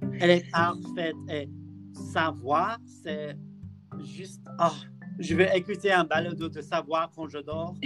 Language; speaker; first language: French; non-native, learner; English